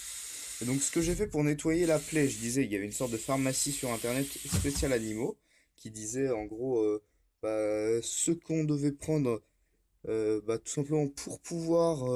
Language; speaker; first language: French; native; French